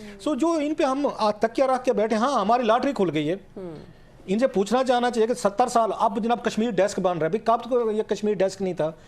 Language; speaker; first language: Urdu; non-native, local second language; Saraiki